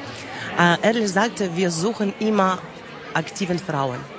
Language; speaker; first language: German; non-native, learner; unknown